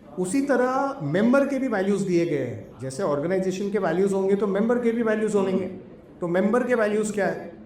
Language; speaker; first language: Hindi; non-native, local second language; Marathi